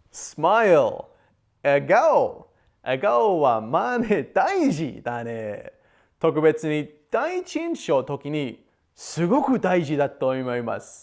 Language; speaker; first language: Japanese; non-native, learner; English